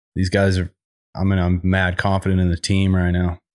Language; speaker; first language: English; native; English